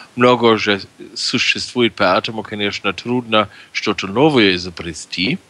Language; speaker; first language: Russian; non-native, fluent; German